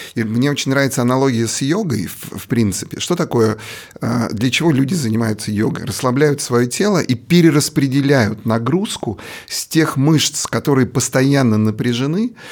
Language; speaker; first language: Russian; native; Russian